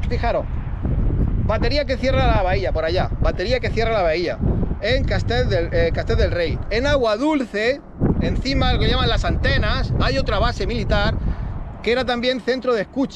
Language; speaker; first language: Spanish; native; Spanish